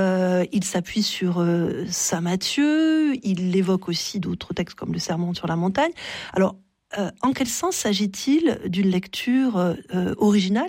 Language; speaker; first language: French; native; French